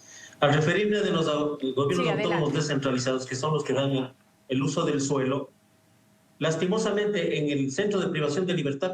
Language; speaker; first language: Spanish; native; Spanish